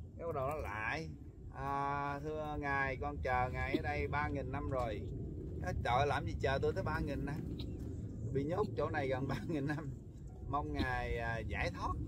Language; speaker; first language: Vietnamese; early bilingual, heritage; Vietnamese